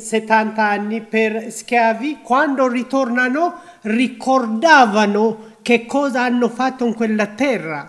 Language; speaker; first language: Italian; non-native, learner; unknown